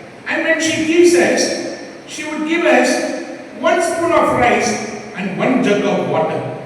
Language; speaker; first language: English; non-native, local second language; Tamil